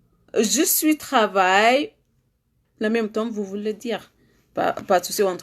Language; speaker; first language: French; non-native, learner; Arabic